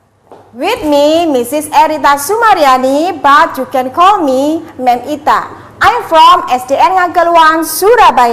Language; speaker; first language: English; non-native, learner; Indonesian